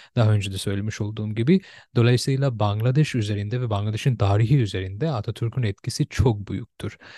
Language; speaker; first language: Turkish; non-native, fluent; Bangla